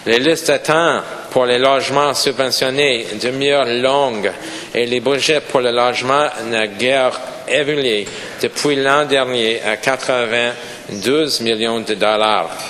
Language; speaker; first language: French; non-native, local second language; English